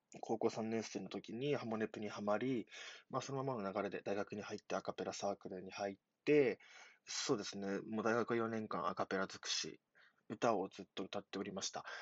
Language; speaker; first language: Japanese; native; Japanese